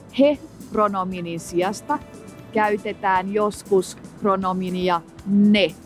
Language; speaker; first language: Finnish; native; Finnish